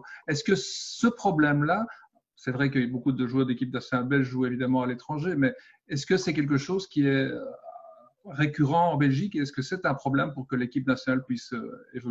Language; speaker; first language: French; native; French